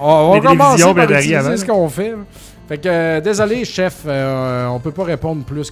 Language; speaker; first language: French; native; French